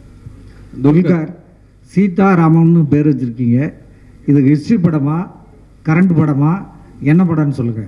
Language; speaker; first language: Tamil; native; Tamil